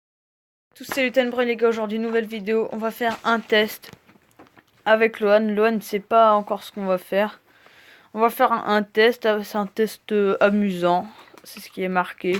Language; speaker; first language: French; native; French